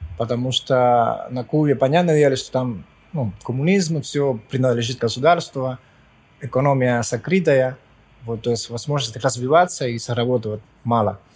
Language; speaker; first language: Russian; non-native, fluent; Spanish